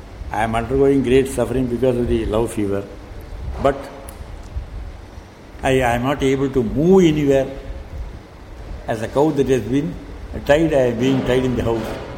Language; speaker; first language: English; non-native, local second language; Tamil